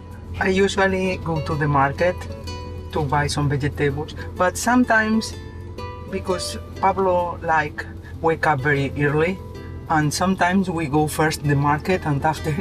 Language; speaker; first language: English; non-native, learner; Spanish